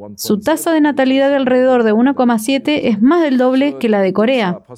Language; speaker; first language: Spanish; non-native, fluent; Korean